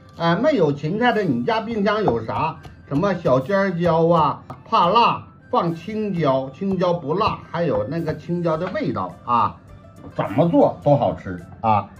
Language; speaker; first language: Chinese; native; Chinese